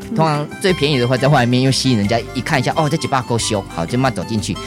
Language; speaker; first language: Chinese; native; Chinese